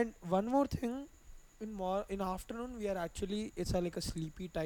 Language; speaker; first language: English; non-native, local second language; Tamil